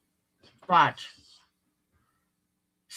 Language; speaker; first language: English; native; English